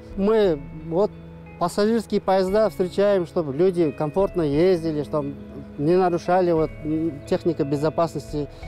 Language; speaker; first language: Russian; non-native, local second language; Kazakh